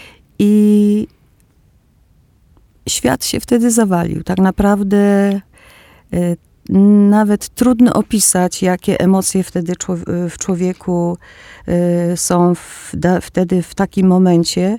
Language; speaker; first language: Polish; early bilingual, other home language; Greek